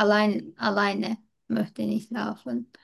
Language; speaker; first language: German; non-native, learner; Turkish